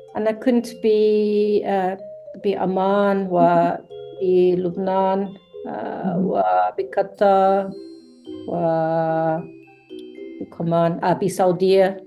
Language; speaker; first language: Arabic; non-native, learner; English